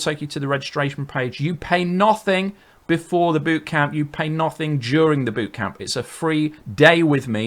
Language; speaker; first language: English; native; English